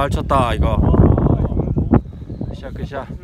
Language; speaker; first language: Korean; native; Korean